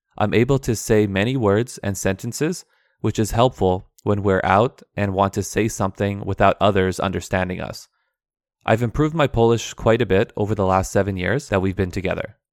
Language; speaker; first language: English; early bilingual, other home language; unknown